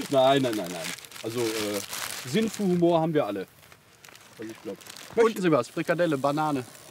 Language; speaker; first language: German; native; German